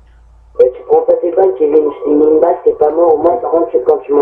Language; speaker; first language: French; native; French